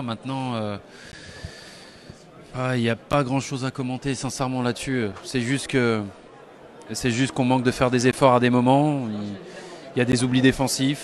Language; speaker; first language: French; native; French